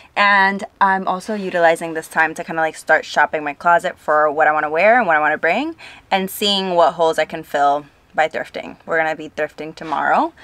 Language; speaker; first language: English; non-native, fluent; Spanish